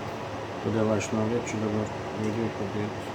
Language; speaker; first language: Lithuanian; non-native, learner; Turkish